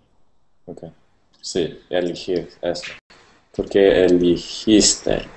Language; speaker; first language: Spanish; non-native, learner; English